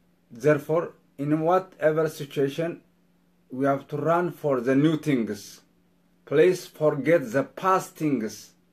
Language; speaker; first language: English; non-native, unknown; Amharic